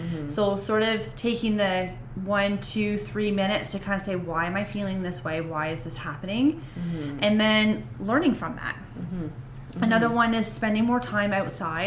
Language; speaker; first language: English; native; English